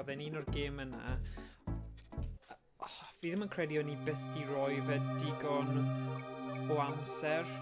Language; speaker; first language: Welsh; native; Welsh